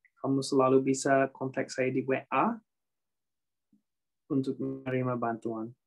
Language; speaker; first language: Indonesian; non-native, fluent; English